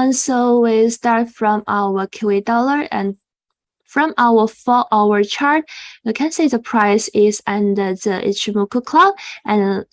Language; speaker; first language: English; non-native, fluent; Chinese